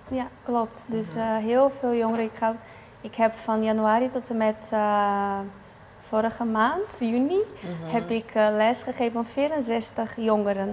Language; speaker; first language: Dutch; non-native, fluent; Portuguese